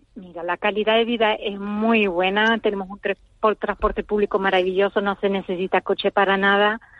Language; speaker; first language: Spanish; native; Spanish